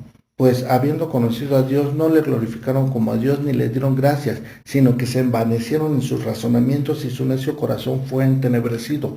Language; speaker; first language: Spanish; native; Spanish